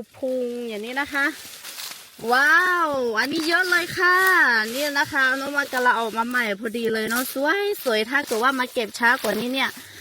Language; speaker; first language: Thai; non-native, local second language; Lahu